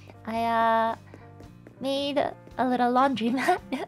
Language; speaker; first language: English; early bilingual, other home language; Japanese